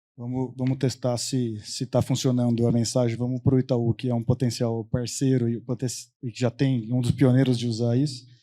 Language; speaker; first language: Portuguese; native; Portuguese